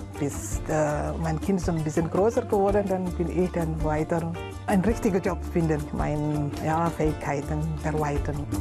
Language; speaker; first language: German; non-native, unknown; Indonesian